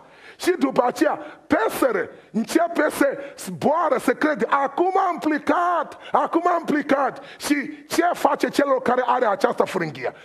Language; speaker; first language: Romanian; non-native, fluent; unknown